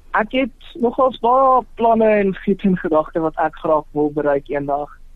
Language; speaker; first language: Afrikaans; non-native, local second language; Tswana